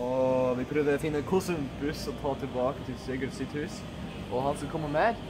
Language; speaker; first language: Norwegian; non-native, learner; English